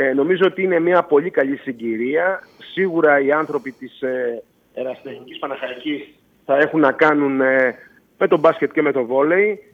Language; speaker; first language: Greek; native; Greek